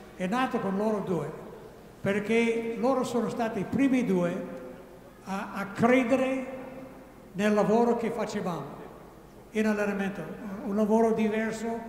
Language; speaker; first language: Italian; non-native, fluent; English